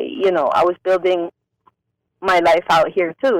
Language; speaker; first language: English; non-native, local second language; Filipino